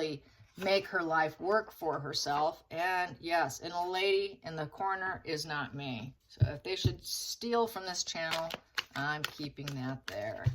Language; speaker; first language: English; native; English